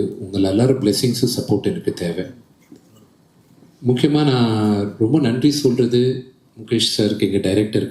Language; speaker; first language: Tamil; early bilingual, heritage; Telugu